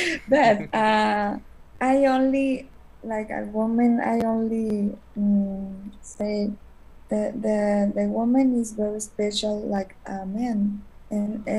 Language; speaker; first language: English; non-native, learner; Spanish